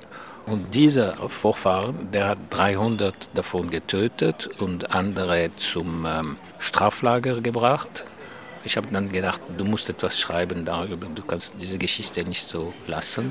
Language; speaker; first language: German; non-native, local second language; French